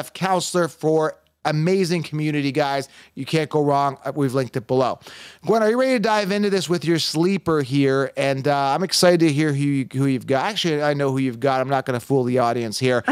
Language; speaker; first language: English; native; English